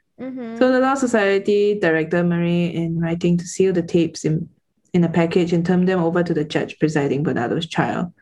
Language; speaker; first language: English; native; English